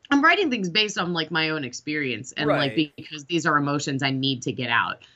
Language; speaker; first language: English; native; English